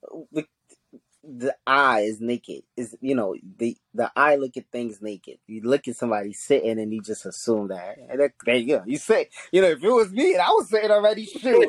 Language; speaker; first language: English; early bilingual, other home language; Haitian Creole